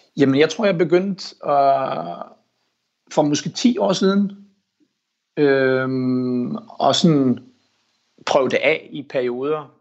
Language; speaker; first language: Danish; early bilingual, heritage; Danish